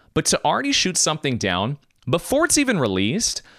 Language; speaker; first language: English; native; English